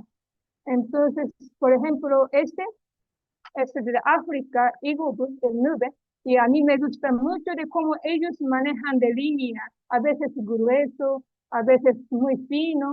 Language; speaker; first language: Spanish; non-native, learner; Japanese